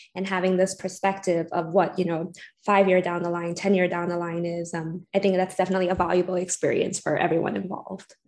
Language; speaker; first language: English; non-native, fluent; Ukrainian